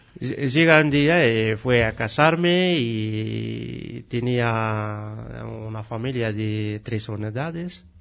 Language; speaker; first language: Spanish; non-native, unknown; Arabic